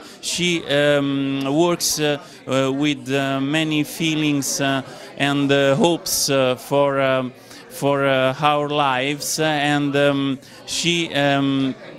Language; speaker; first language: English; non-native, fluent; Italian